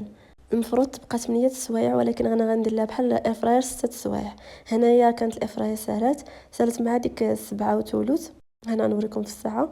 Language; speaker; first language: Arabic; native; Arabic